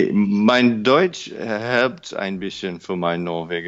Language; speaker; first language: German; non-native, learner; English